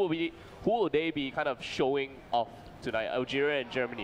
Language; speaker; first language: English; native; English